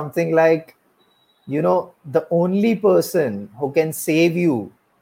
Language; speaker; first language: English; non-native, local second language; Gujarati